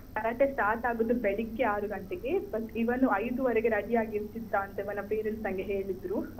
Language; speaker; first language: Kannada; native; Kannada